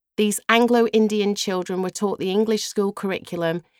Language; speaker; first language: English; native; English